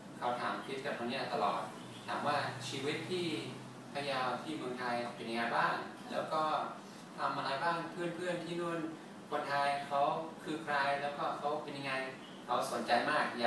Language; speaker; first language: Thai; non-native, fluent; English